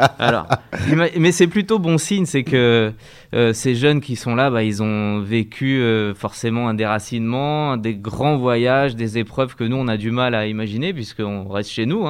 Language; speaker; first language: French; native; French